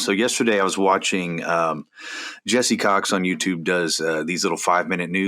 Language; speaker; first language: English; native; English